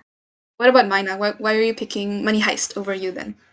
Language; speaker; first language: English; non-native, local second language; Nepali